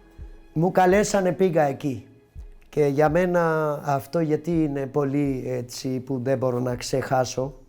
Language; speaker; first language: Greek; non-native, learner; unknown